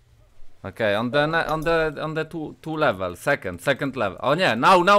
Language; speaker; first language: English; non-native, learner; Polish